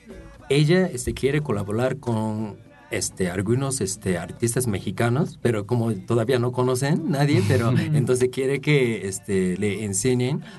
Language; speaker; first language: Spanish; non-native, fluent; Japanese